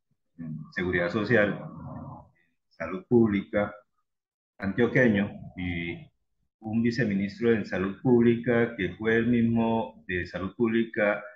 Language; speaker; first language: Spanish; native; Spanish